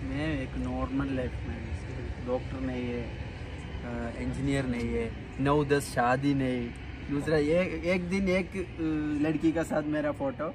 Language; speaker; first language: Hindi; non-native, local second language; Malayalam